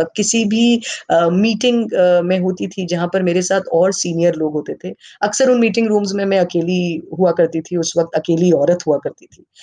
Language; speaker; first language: Hindi; native; Hindi